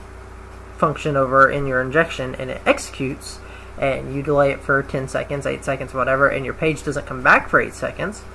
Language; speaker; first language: English; native; English